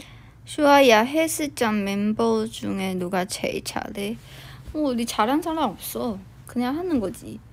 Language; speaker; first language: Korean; non-native, fluent; Chinese